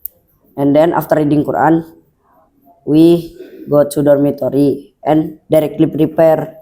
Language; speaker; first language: English; non-native, learner; Indonesian